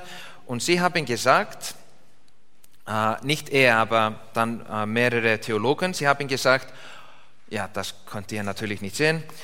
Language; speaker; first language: German; non-native, learner; Icelandic